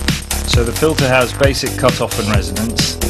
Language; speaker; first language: English; native; English